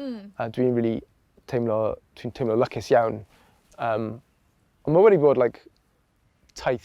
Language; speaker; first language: Welsh; non-native, local second language; English